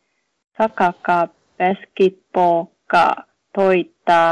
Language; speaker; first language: Japanese; non-native, learner; Chinese